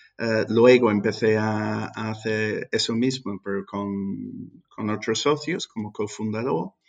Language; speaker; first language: Spanish; non-native, fluent; English